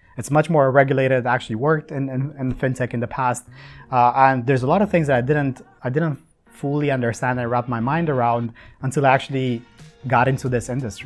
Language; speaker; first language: English; non-native, fluent; Romanian